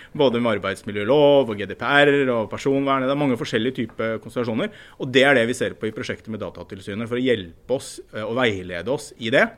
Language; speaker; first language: Norwegian; native; Norwegian